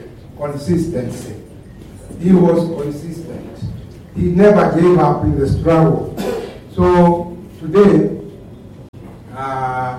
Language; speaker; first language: English; non-native, local second language; Kikuyu